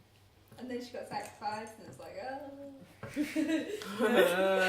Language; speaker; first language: English; native; English